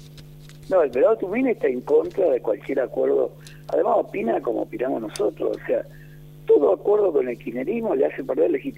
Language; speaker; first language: Spanish; native; Spanish